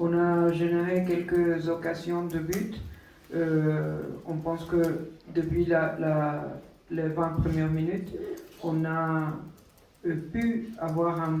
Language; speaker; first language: French; non-native, fluent; Spanish